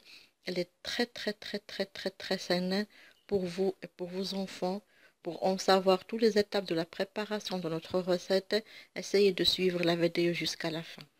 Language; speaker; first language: French; non-native, local second language; Arabic